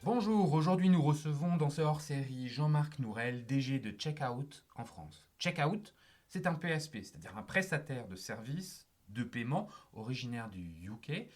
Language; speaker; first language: French; native; French